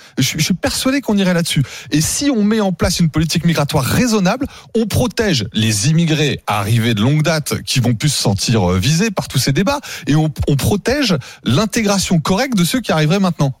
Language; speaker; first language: French; native; French